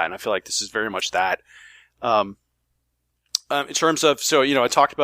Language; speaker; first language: English; native; English